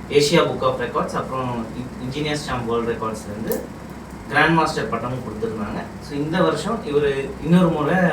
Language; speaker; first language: Tamil; native; Tamil